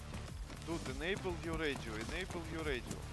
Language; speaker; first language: English; non-native, learner; Russian